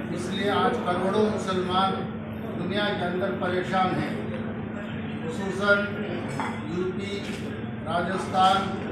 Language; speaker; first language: Hindi; non-native, local second language; Urdu